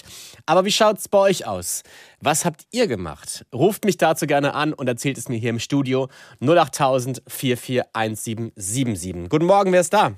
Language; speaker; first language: German; native; German